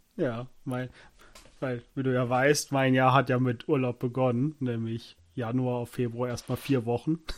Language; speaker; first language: German; native; German